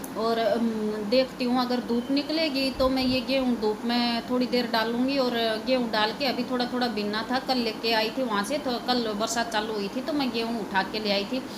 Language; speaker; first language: Hindi; native; Hindi